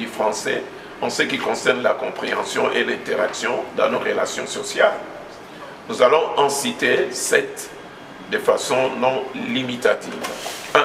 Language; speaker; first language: French; non-native, local second language; Lingala